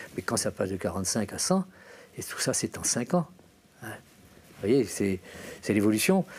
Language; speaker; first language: French; native; French